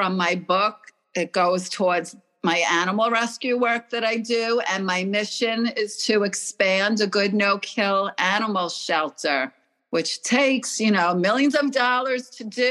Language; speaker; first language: English; native; English